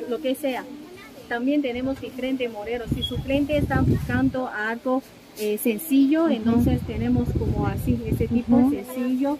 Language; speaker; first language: Spanish; non-native, learner; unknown